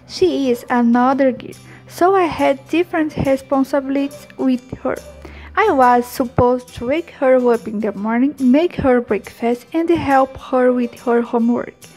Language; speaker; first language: English; non-native, learner; Portuguese